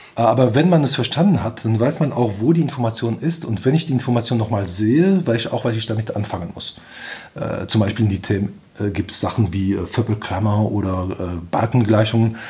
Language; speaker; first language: German; non-native, fluent; French